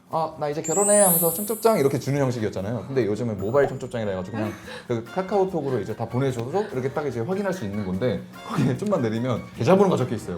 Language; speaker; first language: Korean; native; Korean